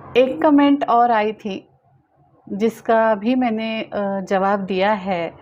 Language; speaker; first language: Hindi; non-native, local second language; Marathi